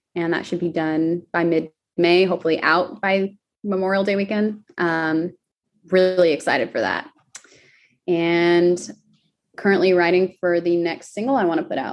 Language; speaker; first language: English; native; English